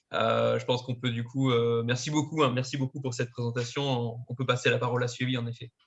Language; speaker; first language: French; native; French